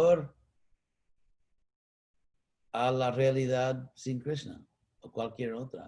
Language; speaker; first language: Spanish; non-native, fluent; English